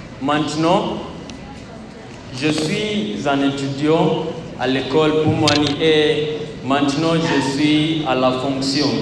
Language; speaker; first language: French; non-native, learner; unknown